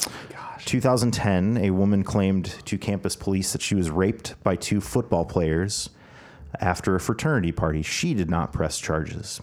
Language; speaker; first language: English; native; English